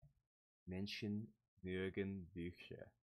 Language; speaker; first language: German; non-native, learner; English